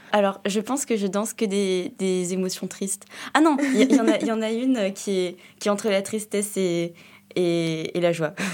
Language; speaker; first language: French; native; French